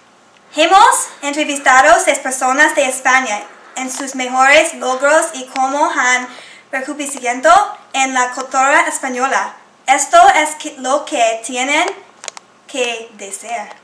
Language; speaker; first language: Spanish; non-native, learner; English